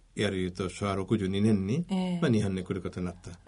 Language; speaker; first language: Japanese; non-native, fluent; Bangla